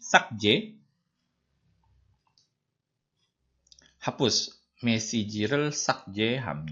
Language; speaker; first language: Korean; non-native, fluent; Indonesian